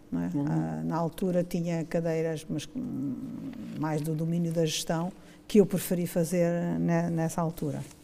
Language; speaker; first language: Portuguese; native; Portuguese